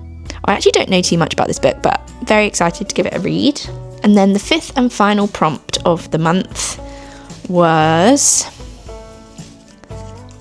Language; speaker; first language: English; native; English